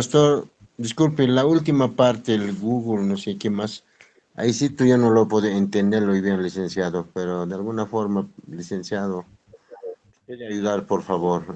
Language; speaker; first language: Spanish; non-native, local second language; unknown